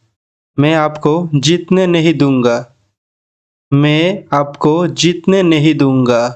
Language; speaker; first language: Hindi; non-native, learner; Bangla